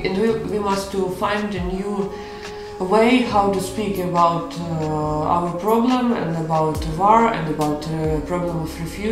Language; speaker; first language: English; non-native, learner; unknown